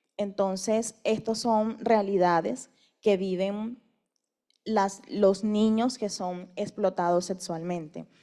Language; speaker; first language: Spanish; native; Spanish